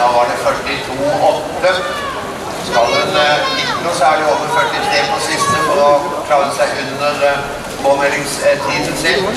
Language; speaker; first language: Norwegian; native; Norwegian